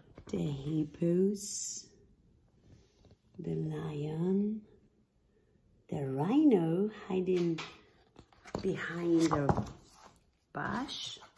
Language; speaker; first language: English; non-native, fluent; Spanish